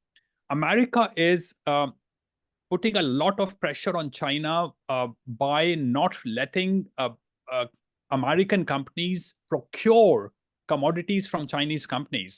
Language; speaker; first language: English; non-native, fluent; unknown